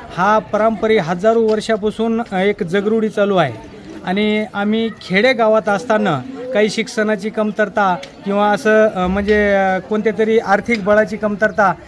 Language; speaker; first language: Marathi; non-native, local second language; Lambadi